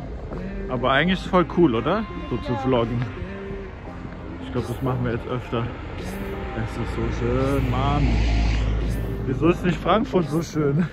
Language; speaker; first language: German; native; German